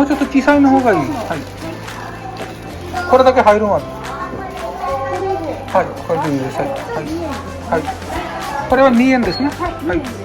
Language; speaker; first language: Japanese; non-native, learner; Hindi